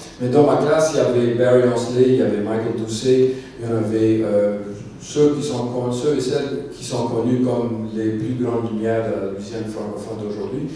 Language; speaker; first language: French; non-native, local second language; English